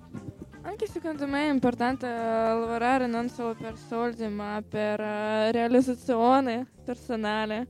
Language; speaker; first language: Italian; non-native, learner; Russian